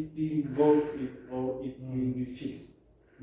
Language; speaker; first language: English; non-native, learner; Turkish